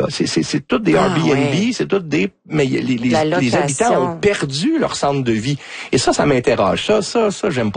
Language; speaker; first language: French; native; French